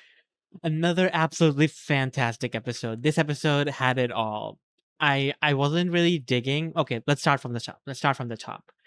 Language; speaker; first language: English; native; English